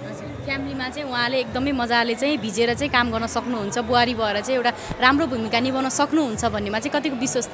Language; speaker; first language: Nepali; native; Nepali